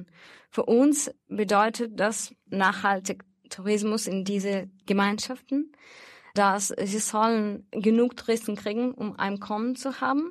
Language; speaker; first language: German; non-native, fluent; Russian